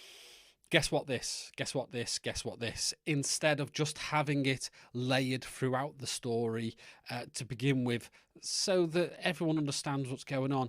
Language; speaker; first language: English; native; English